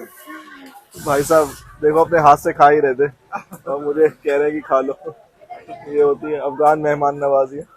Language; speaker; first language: Hindi; native; Hindi